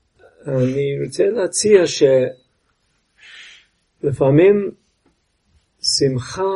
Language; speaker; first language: Hebrew; non-native, fluent; English